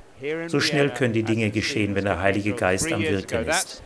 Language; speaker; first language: German; native; German